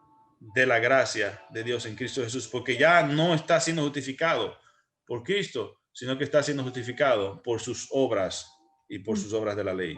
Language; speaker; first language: Spanish; native; Spanish